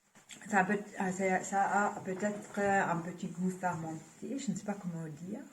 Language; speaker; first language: French; non-native, fluent; German